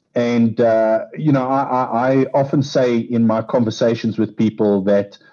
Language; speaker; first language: English; non-native, local second language; Afrikaans